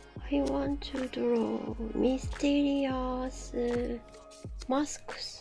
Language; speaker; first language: English; non-native, learner; Japanese